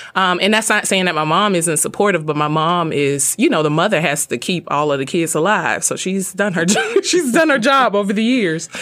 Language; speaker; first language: English; native; English